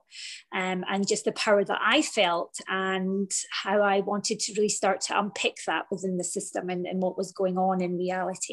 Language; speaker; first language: English; native; English